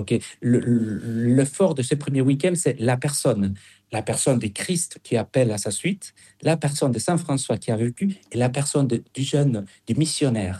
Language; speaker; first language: French; non-native, fluent; Spanish